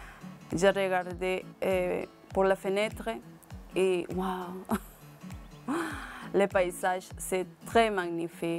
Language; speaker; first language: French; non-native, learner; Spanish